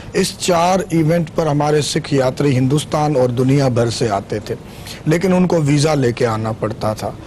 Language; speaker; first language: Urdu; non-native, local second language; Punjabi